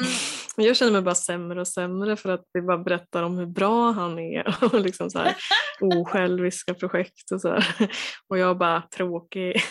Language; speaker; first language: Swedish; native; Swedish